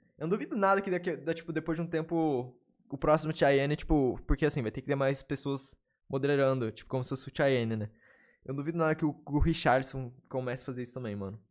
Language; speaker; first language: Portuguese; native; Portuguese